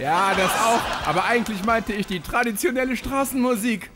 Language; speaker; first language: German; native; German